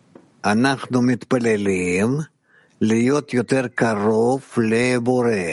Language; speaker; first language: Hebrew; non-native, fluent; Russian